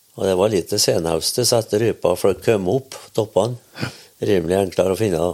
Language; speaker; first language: Norwegian; native; Norwegian